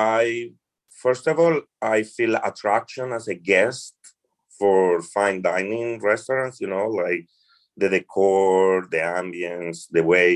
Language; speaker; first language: English; non-native, fluent; Spanish